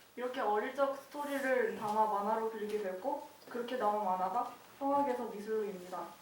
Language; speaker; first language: Korean; native; Korean